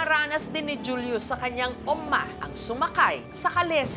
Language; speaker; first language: Filipino; native; Filipino